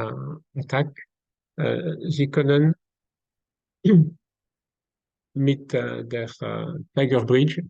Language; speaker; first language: German; non-native, learner; French